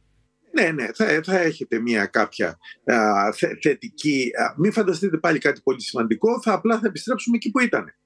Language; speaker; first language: Greek; native; Greek